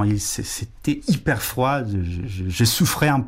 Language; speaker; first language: French; non-native, fluent; Spanish